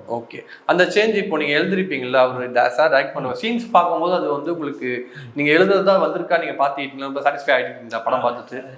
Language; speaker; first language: Tamil; native; Tamil